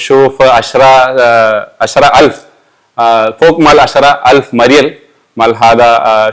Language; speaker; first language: Arabic; non-native, learner; Malayalam